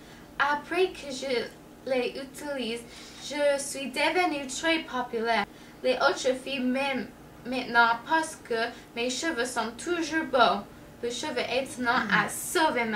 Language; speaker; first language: French; non-native, learner; English